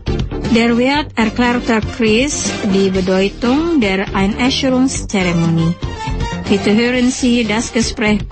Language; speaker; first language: German; non-native, fluent; Indonesian